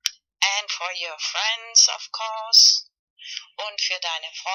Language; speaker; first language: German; non-native, fluent; Spanish